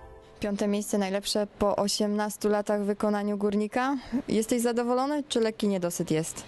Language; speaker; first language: Polish; native; Polish